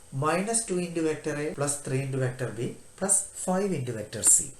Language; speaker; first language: English; non-native, local second language; Malayalam